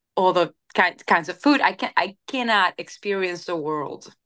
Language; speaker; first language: English; non-native, fluent; Spanish